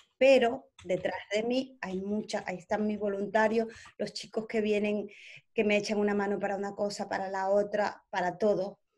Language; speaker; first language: Spanish; native; Spanish